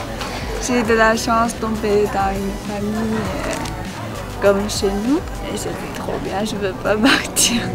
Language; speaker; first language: French; non-native, learner; Chinese